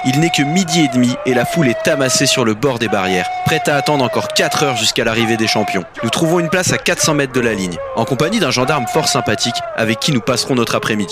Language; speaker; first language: French; native; French